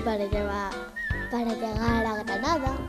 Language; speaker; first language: Spanish; native; Spanish